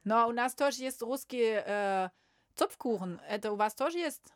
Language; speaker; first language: Russian; non-native, learner; German